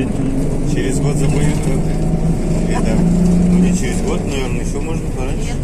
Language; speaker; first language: Russian; native; Russian